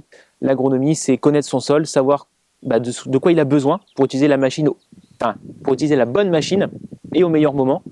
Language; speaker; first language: French; native; French